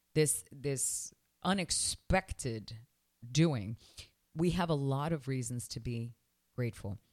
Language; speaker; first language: English; early bilingual, other home language; Spanish